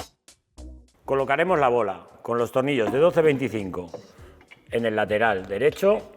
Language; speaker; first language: Spanish; native; Spanish